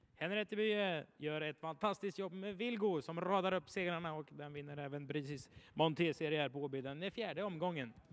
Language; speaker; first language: Swedish; native; Swedish